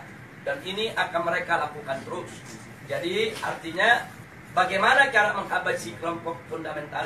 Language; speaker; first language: Indonesian; native; Indonesian